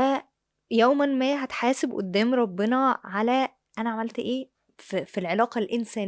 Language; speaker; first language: Arabic; native; Arabic